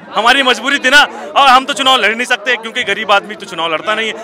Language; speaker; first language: Hindi; native; Hindi